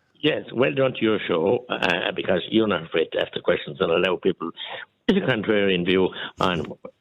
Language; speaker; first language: English; native; English